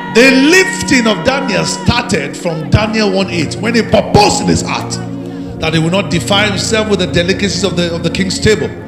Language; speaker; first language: English; non-native, local second language; Yoruba